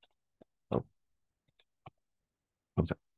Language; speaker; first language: French; non-native, fluent; Spanish